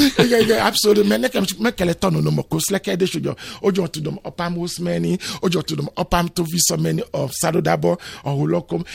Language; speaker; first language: Hungarian; non-native, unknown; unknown